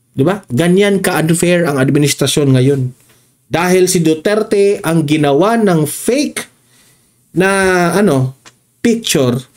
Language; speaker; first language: Filipino; non-native, local second language; Cebuano